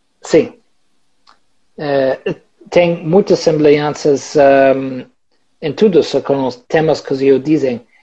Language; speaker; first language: Portuguese; non-native, learner; English